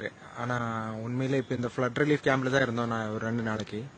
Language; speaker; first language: Tamil; non-native, local second language; Malayalam